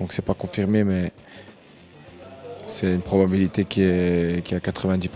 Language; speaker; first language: French; early bilingual, other home language; Arabic